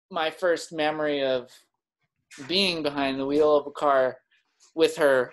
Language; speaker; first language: English; native; English